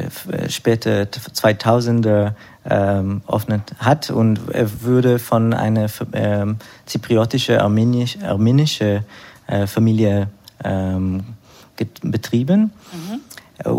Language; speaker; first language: German; non-native, fluent; Hebrew